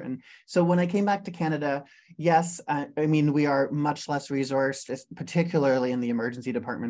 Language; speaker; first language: English; native; English